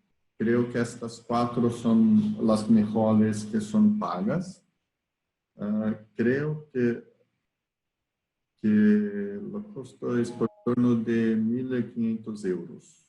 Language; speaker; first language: Spanish; non-native, learner; Portuguese